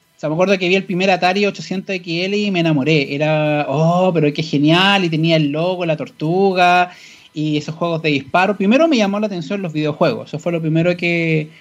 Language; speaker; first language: Spanish; native; Spanish